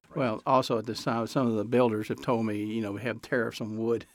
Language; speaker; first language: English; native; English